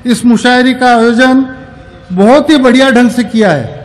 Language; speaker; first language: Hindi; non-native, local second language; Marathi